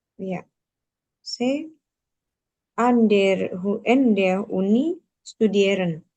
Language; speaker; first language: German; non-native, learner; Indonesian